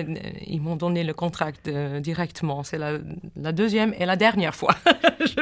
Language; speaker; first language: French; non-native, fluent; English